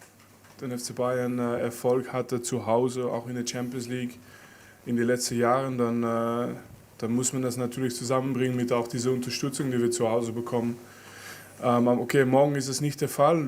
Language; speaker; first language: German; non-native, fluent; French